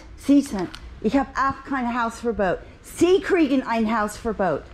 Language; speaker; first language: German; non-native, learner; English